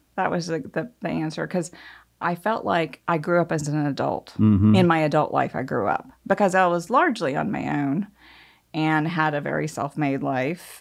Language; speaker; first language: English; native; English